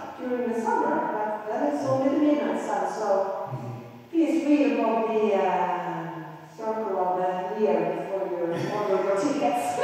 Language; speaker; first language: English; non-native, fluent; Norwegian